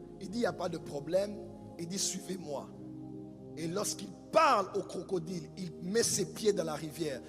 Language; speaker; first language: French; non-native, local second language; Lingala